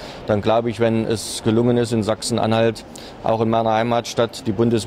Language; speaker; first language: German; native; German